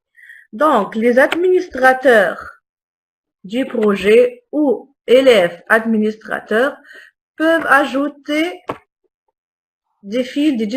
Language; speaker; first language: French; non-native, local second language; Arabic